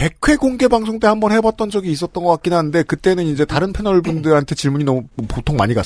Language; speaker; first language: Korean; native; Korean